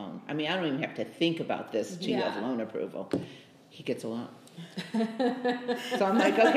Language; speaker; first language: English; native; English